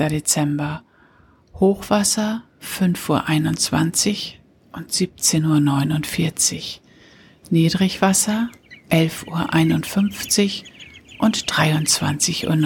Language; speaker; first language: German; native; German